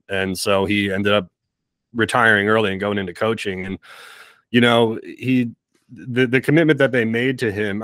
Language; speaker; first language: English; native; English